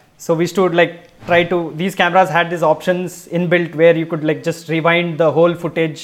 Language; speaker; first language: English; non-native, local second language; Kannada